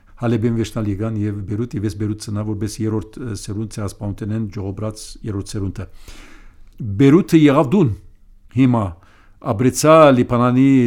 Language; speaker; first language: Armenian; early bilingual, heritage; Armenian